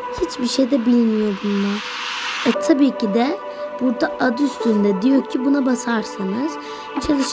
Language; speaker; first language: Turkish; native; Turkish